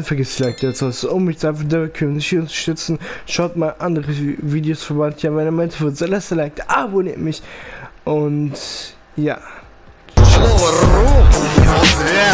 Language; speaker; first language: German; early bilingual, other home language; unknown